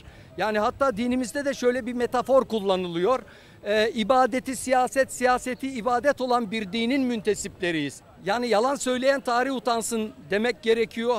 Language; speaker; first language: Turkish; native; Turkish